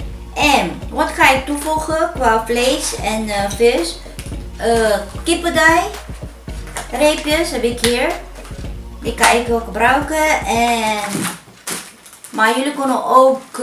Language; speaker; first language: Dutch; non-native, fluent; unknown